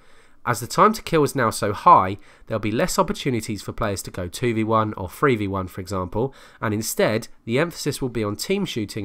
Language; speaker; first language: English; native; English